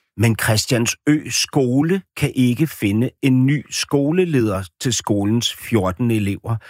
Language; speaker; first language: Danish; native; Danish